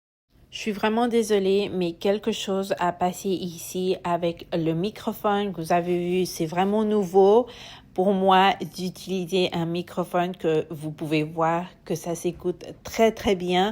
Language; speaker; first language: French; non-native, fluent; Spanish